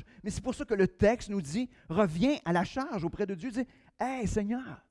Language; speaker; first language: French; native; French